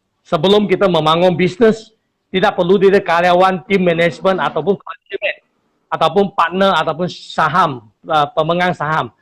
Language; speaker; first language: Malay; non-native, local second language; Chinese